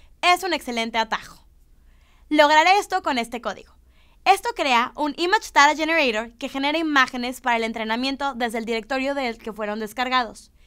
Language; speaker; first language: Spanish; native; Spanish